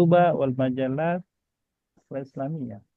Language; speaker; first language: Arabic; non-native, fluent; Indonesian